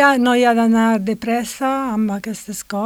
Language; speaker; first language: Catalan; non-native, fluent; Italian